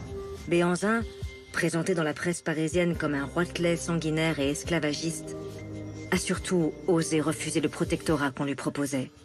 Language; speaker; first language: French; native; French